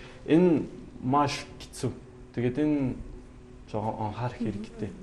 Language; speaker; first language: Mongolian; non-native, learner; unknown